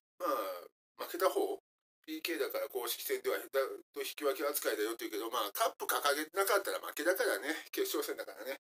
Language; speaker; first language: Japanese; native; Japanese